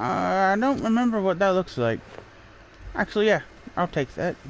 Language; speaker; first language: English; native; English